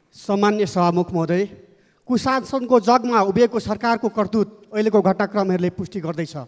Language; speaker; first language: Nepali; non-native, local second language; Rana Tharu